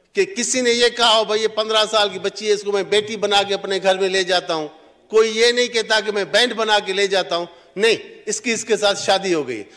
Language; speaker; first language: Urdu; non-native, local second language; Sindhi